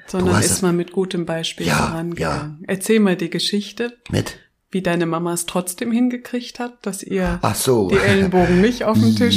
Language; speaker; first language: German; native; German